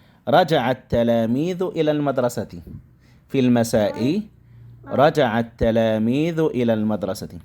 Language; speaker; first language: Arabic; non-native, fluent; Indonesian